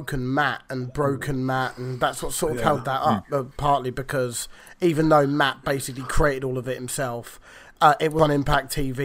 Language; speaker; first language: English; native; English